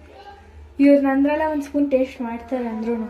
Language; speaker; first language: Kannada; native; Kannada